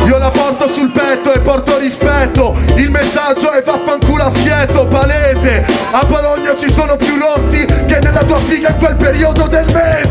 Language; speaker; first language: Italian; native; Italian